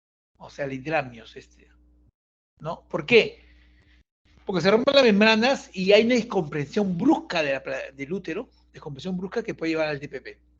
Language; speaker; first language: Spanish; native; Spanish